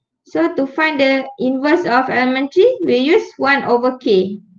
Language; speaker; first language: English; non-native, local second language; Malay